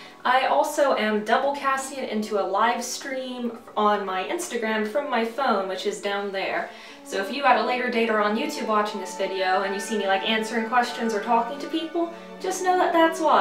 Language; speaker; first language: English; native; English